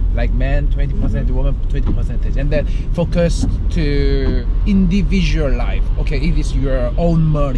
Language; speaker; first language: English; non-native, learner; Korean